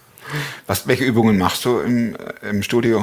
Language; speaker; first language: German; native; German